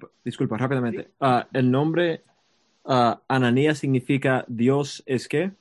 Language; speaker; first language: Spanish; early bilingual, heritage; Spanish